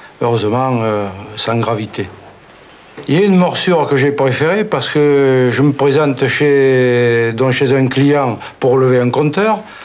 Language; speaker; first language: French; native; French